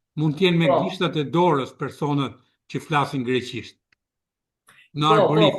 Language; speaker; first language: Albanian; native; Albanian